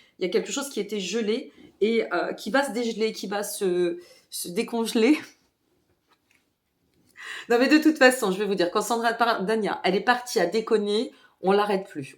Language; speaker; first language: French; native; French